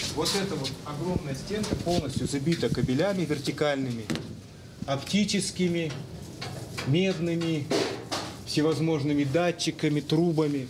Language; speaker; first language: Russian; native; Russian